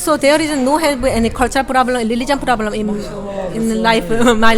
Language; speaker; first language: English; non-native, learner; Korean